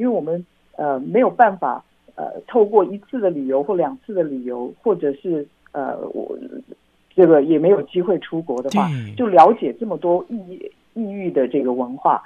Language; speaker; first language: Chinese; native; Chinese